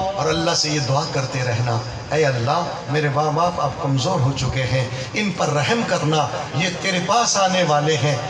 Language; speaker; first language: Urdu; non-native, local second language; Punjabi